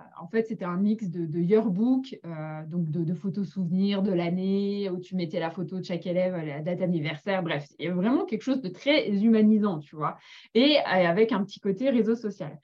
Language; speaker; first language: French; native; French